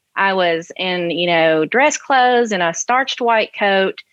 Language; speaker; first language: English; native; English